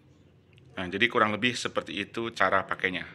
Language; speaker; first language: Indonesian; native; Indonesian